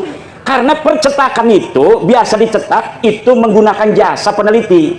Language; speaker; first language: Indonesian; non-native, local second language; Javanese